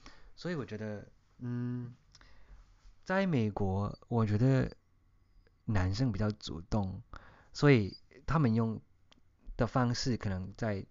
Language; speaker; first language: Chinese; early bilingual, heritage; English